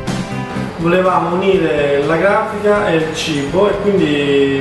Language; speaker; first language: Italian; native; Italian